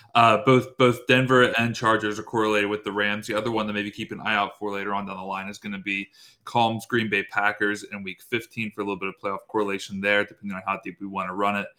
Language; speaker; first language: English; native; English